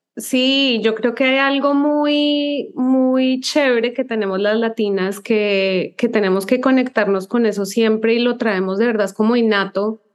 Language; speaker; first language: Spanish; native; Spanish